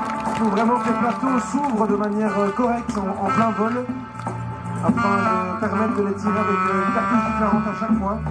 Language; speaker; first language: French; native; French